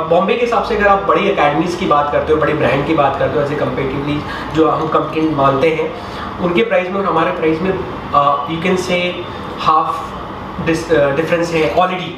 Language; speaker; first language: Hindi; native; Hindi